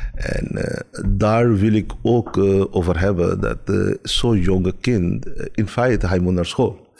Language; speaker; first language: Dutch; non-native, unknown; Urdu